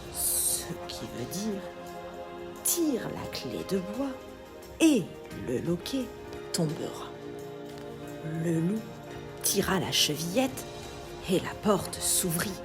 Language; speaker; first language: French; native; French